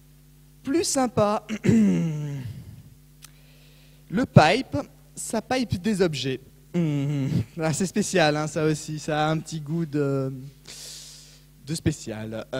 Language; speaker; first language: French; native; French